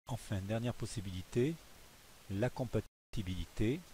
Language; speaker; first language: French; native; French